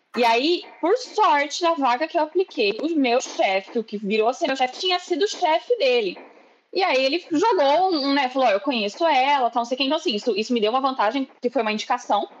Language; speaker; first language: Portuguese; native; Portuguese